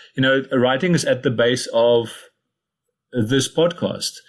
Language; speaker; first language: English; non-native, local second language; Afrikaans